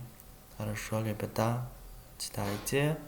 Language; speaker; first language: Russian; non-native, learner; Chinese